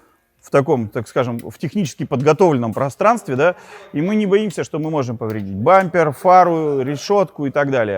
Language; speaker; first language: Russian; native; Russian